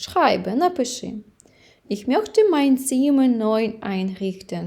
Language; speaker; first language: German; non-native, fluent; Ukrainian